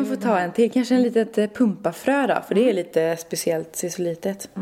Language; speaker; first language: Swedish; native; Swedish